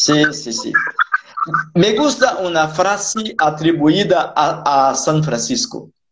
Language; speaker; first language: Spanish; non-native, fluent; Portuguese